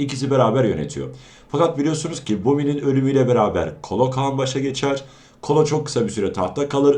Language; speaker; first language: Turkish; native; Turkish